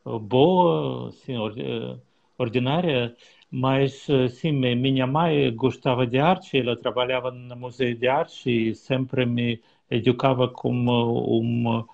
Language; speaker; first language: Portuguese; non-native, learner; Russian